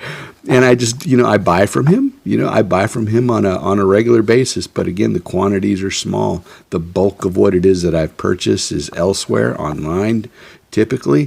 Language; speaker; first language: English; native; English